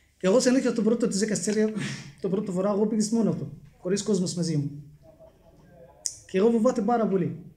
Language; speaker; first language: Greek; non-native, learner; Arabic